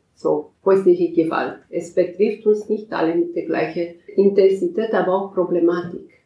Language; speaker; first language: German; non-native, fluent; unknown